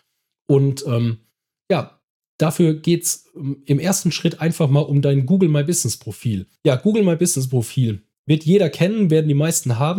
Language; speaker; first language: German; native; German